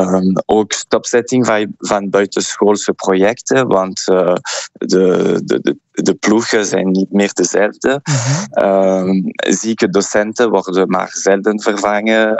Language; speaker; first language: Dutch; non-native, fluent; French